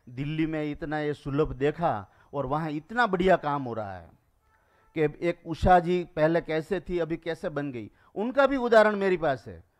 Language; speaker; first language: Hindi; non-native, local second language; Gujarati